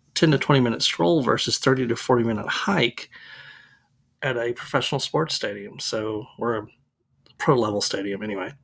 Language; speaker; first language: English; native; English